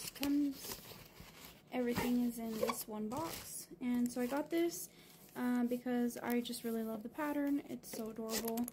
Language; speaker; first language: English; native; English